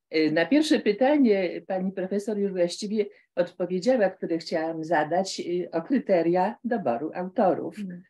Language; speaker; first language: Polish; native; Polish